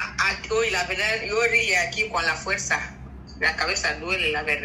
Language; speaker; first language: Spanish; non-native, learner; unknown